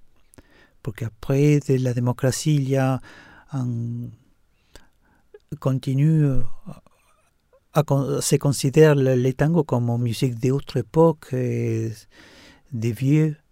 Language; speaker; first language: French; non-native, learner; Spanish